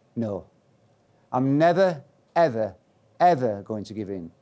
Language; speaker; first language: English; native; English